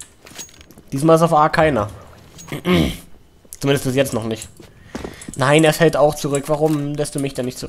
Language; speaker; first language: German; native; German